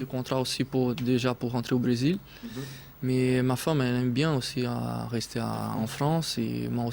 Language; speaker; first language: French; non-native, fluent; Portuguese